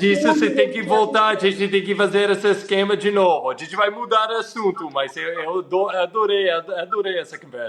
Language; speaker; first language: Portuguese; non-native, fluent; English